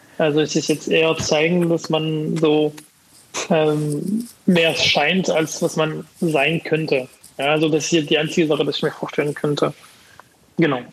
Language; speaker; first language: German; non-native, fluent; French